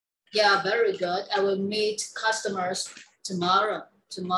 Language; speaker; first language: English; non-native, learner; Vietnamese